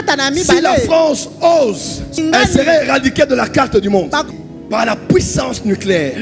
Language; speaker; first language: French; non-native, local second language; Lingala